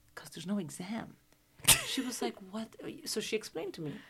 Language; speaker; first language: English; non-native, local second language; Hindi